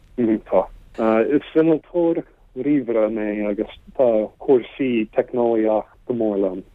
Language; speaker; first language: Irish; non-native, learner; English